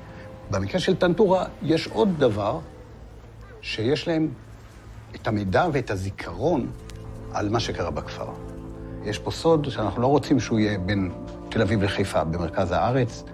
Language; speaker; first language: Hebrew; native; Hebrew